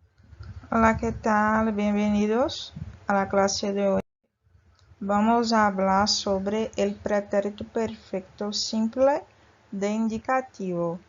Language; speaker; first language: Spanish; non-native, fluent; Portuguese